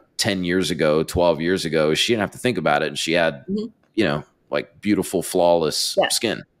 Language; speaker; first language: English; native; English